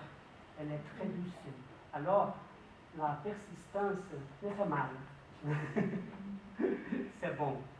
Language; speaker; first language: French; non-native, learner; Portuguese